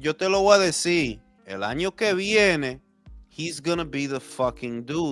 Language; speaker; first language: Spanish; early bilingual, heritage; Spanish